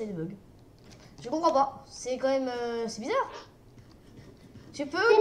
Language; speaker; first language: French; native; French